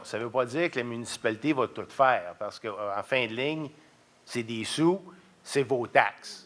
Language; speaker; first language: French; native; French